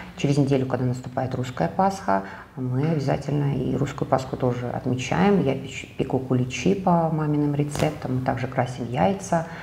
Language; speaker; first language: Russian; native; Russian